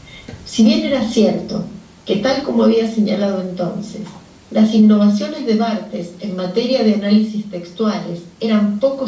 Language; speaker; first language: Spanish; native; Spanish